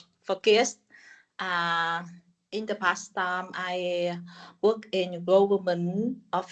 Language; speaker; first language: English; non-native, learner; Vietnamese